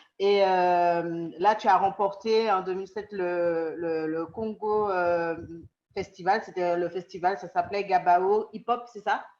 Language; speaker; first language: French; native; French